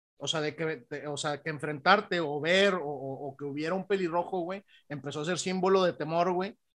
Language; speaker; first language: Spanish; native; Spanish